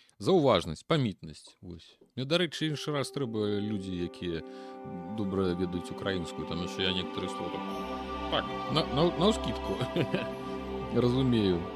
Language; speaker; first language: Belarusian; non-native, local second language; Russian